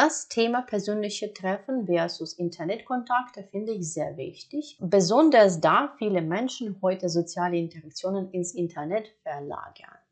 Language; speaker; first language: German; non-native, fluent; Ukrainian